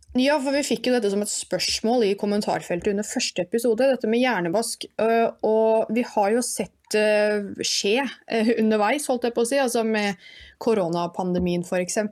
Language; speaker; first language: Norwegian; native; Norwegian